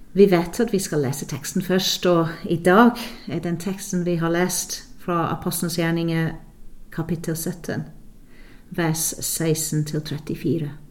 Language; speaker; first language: Norwegian; non-native, fluent; English